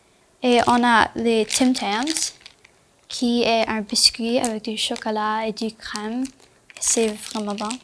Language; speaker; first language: French; non-native, learner; Spanish